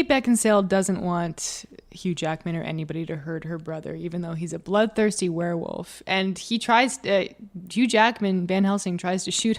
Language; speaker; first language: English; native; English